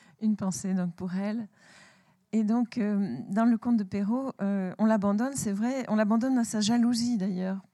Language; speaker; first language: French; native; French